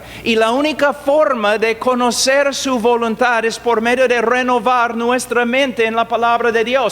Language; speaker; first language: Spanish; non-native, fluent; English